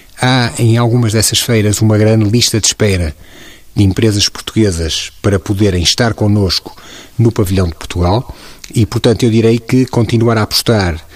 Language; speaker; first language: Portuguese; native; Portuguese